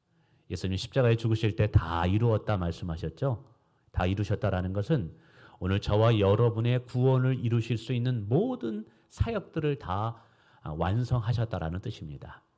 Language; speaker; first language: Korean; native; Korean